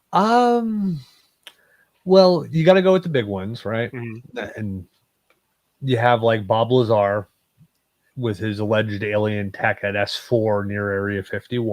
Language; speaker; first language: English; native; English